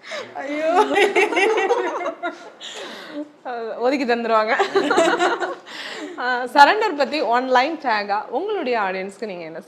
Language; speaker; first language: Tamil; native; Tamil